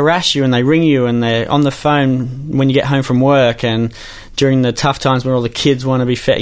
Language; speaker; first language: English; native; English